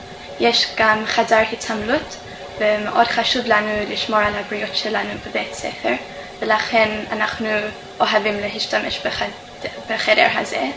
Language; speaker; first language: Hebrew; non-native, fluent; English